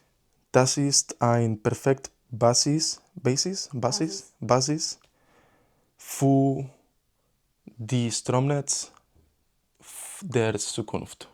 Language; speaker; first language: German; non-native, learner; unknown